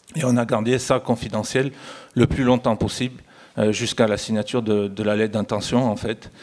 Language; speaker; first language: French; native; French